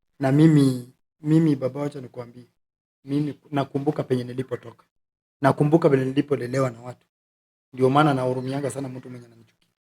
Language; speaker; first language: Swahili; non-native, local second language; Luyia